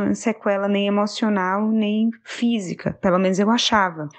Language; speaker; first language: Portuguese; native; Portuguese